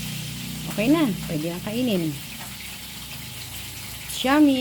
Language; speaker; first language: Filipino; native; Filipino